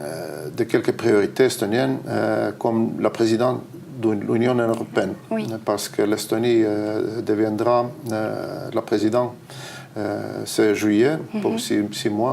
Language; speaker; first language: French; non-native, fluent; Estonian